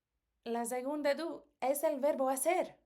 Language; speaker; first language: Spanish; non-native, fluent; English